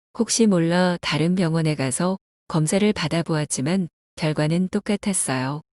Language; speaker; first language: Korean; non-native, fluent; Chinese